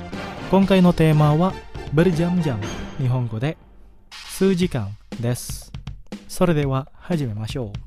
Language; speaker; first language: Japanese; non-native, fluent; Indonesian